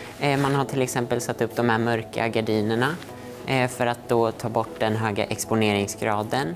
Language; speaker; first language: Swedish; native; Swedish